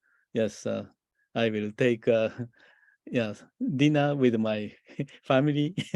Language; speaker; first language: English; non-native, fluent; Japanese